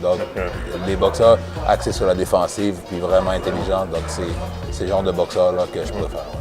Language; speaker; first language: French; early bilingual, other home language; Haitian Creole